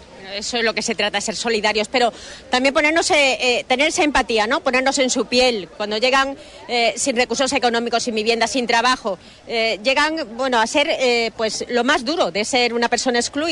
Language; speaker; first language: Spanish; native; Spanish